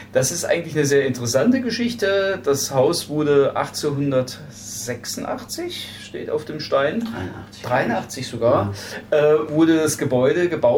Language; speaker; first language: German; native; German